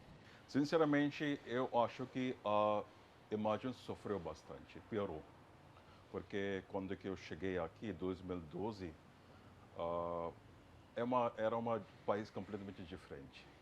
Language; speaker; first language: Portuguese; non-native, fluent; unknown